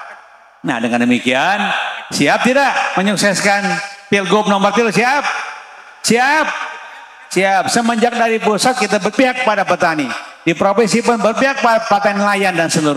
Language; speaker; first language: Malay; non-native, local second language; Sundanese